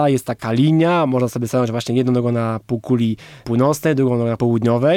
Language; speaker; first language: Polish; native; Polish